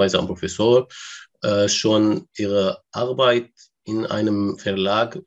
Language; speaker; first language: German; non-native, learner; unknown